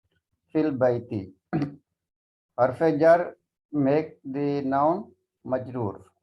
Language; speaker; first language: Arabic; non-native, learner; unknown